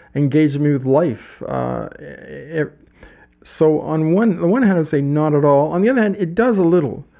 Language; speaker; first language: English; native; English